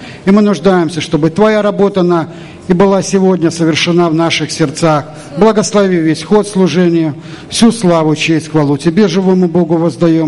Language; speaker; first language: Russian; native; Russian